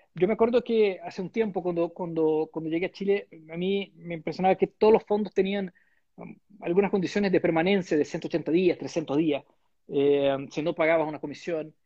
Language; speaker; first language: Spanish; non-native, fluent; Portuguese